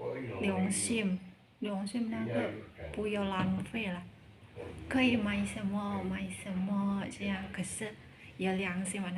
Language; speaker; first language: Chinese; non-native, learner; Indonesian